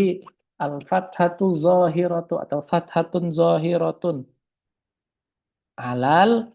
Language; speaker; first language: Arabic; non-native, fluent; Indonesian